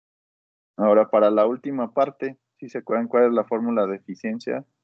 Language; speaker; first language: Spanish; native; Spanish